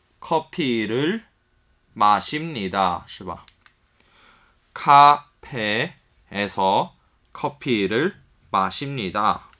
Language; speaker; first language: Korean; non-native, fluent; Chinese